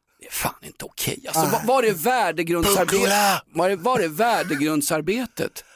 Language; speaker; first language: Swedish; native; Swedish